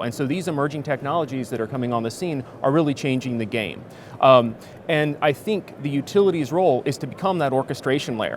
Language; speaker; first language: English; native; English